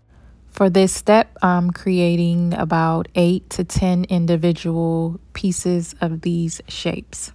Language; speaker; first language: English; native; English